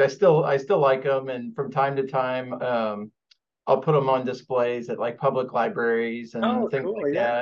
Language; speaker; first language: English; native; English